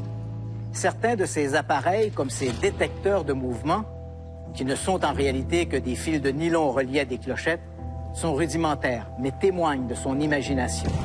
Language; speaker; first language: French; native; French